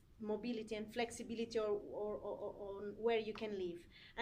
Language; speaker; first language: English; non-native, fluent; Portuguese